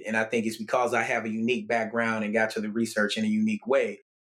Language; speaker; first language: English; native; English